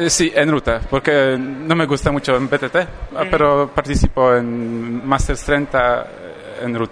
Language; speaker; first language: Spanish; non-native, learner; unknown